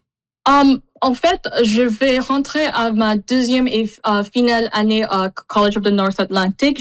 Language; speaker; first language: French; non-native, fluent; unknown